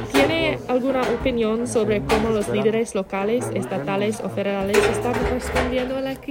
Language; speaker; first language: Spanish; non-native, fluent; English